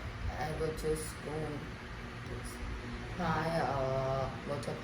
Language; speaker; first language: English; non-native, learner; Vietnamese